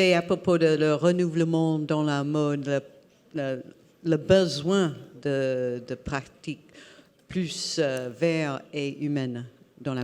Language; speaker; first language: French; non-native, fluent; English